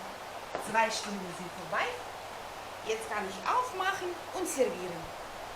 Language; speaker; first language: German; non-native, fluent; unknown